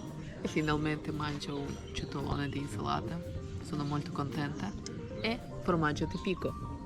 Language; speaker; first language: Italian; non-native, learner; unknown